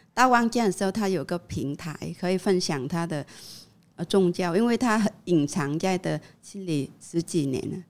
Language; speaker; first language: Chinese; non-native, fluent; Vietnamese